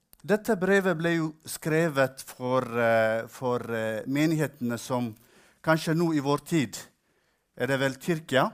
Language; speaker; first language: Norwegian; non-native, fluent; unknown